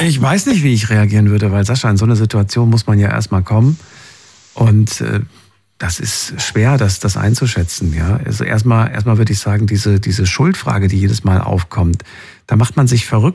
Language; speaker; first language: German; native; German